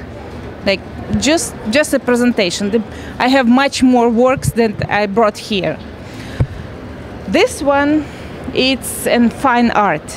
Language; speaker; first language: English; non-native, learner; Russian